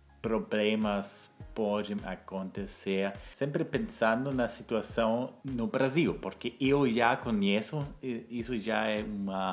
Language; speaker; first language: Portuguese; non-native, fluent; German